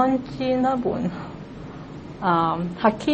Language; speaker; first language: Japanese; non-native, learner; Cantonese